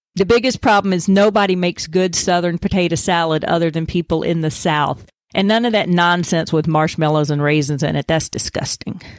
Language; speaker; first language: English; native; English